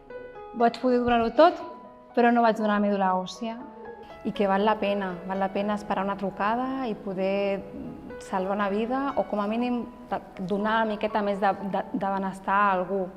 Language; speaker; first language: Catalan; native; Catalan